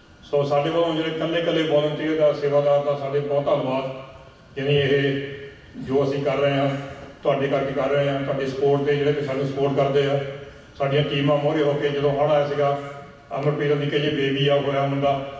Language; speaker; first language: Punjabi; early bilingual, heritage; Punjabi